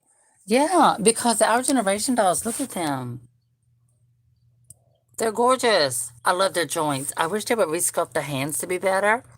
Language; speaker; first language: English; native; English